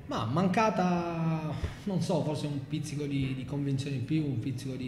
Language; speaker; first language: Italian; native; Italian